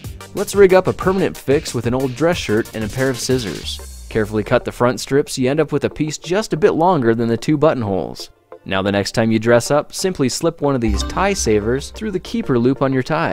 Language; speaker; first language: English; native; English